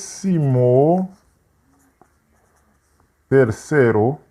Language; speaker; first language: Spanish; non-native, fluent; Haitian Creole